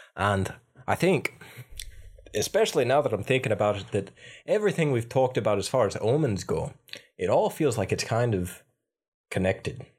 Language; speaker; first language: English; native; English